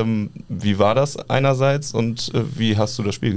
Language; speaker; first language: German; native; German